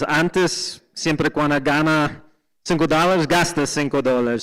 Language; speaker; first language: Spanish; non-native, learner; English